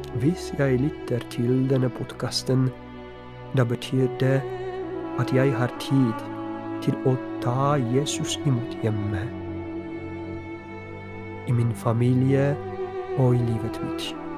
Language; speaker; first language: Norwegian; non-native, fluent; Polish